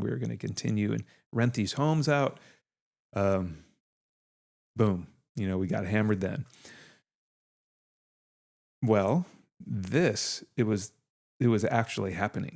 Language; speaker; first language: English; native; English